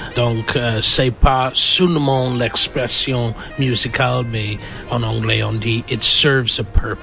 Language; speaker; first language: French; non-native, fluent; English